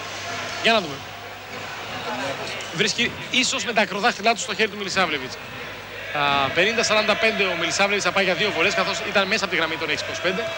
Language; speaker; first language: Greek; native; Greek